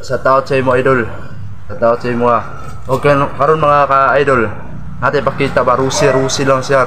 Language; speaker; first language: Filipino; non-native, local second language; Cebuano